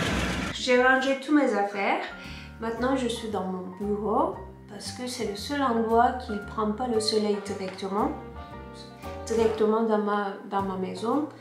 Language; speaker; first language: French; non-native, fluent; Turkish